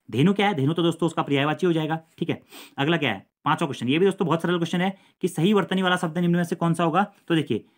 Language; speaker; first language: Hindi; native; Hindi